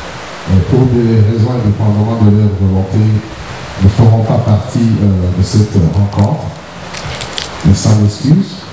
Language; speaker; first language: French; non-native, local second language; Rundi